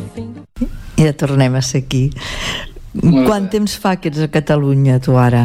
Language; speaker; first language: Catalan; native; Catalan